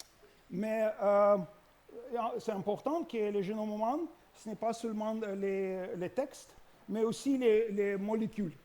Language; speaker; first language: French; non-native, learner; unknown